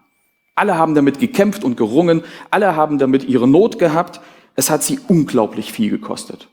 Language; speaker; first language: German; native; German